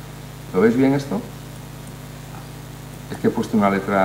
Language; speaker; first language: Spanish; native; Spanish